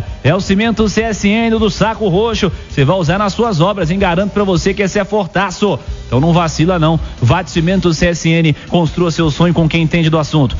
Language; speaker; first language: Portuguese; native; Portuguese